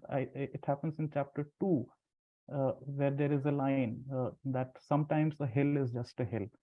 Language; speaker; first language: English; non-native, local second language; Hindi